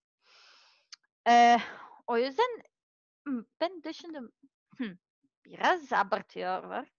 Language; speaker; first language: Turkish; non-native, learner; Serbian